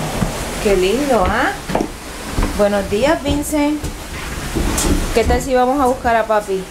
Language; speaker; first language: Spanish; native; Spanish